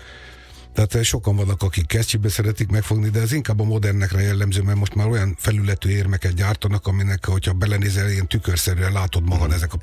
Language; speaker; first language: Hungarian; native; Hungarian